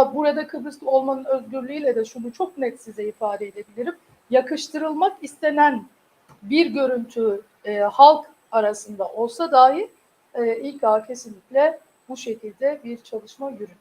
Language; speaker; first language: Turkish; native; Turkish